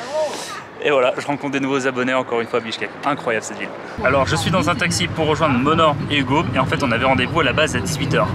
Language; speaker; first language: French; native; French